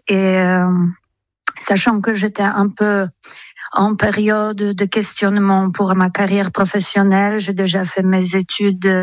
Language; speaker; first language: French; non-native, fluent; Polish